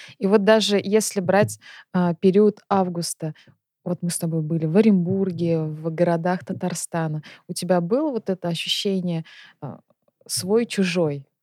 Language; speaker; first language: Russian; native; Russian